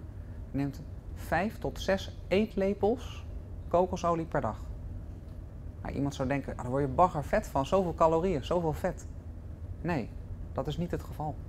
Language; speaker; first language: Dutch; native; Dutch